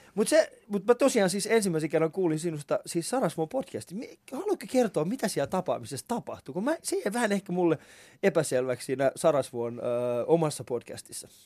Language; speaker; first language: Finnish; early bilingual, other home language; Persian